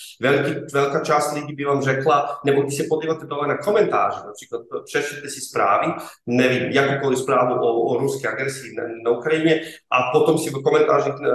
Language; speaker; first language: Czech; non-native, fluent; Serbian